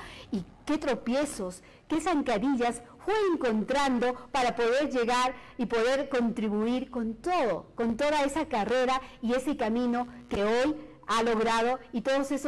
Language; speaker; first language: Spanish; native; Spanish